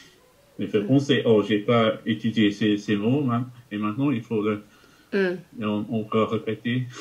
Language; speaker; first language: French; non-native, fluent; English